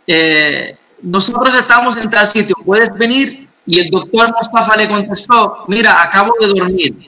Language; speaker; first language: Spanish; non-native, fluent; Arabic